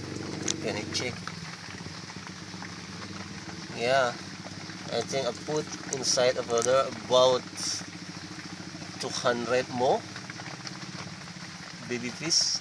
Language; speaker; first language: English; non-native, learner; Indonesian